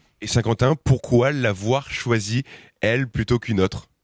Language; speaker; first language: French; native; French